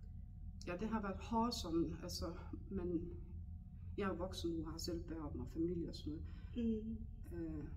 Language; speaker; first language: Danish; non-native, local second language; Faroese